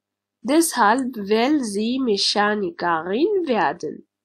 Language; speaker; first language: German; non-native, learner; Arabic